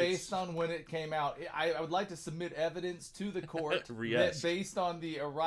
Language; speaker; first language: English; native; English